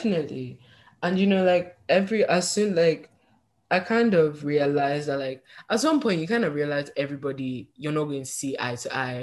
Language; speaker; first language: English; native; English